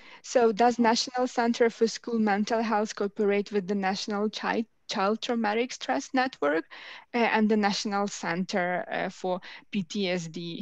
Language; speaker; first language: English; non-native, fluent; Ukrainian